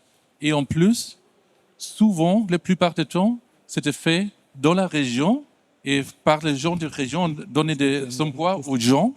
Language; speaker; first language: French; non-native, fluent; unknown